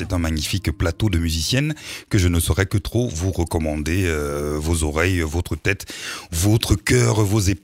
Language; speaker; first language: French; native; French